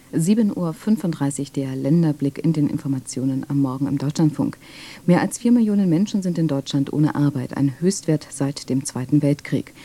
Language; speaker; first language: German; native; German